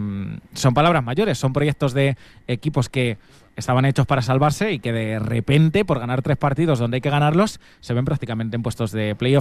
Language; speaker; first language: Spanish; native; Spanish